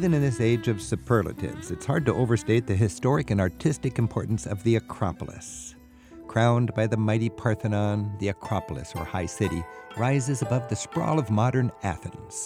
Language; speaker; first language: English; native; English